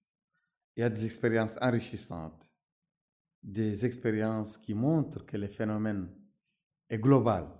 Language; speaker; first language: French; non-native, local second language; Arabic